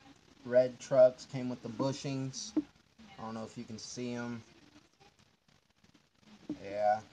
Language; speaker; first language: English; native; English